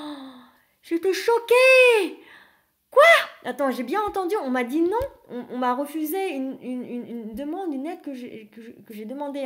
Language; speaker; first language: French; early bilingual, other home language; Vietnamese